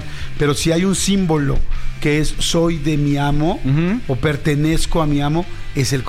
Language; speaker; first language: Spanish; native; Spanish